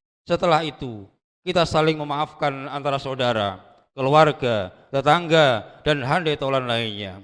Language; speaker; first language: Indonesian; native; Indonesian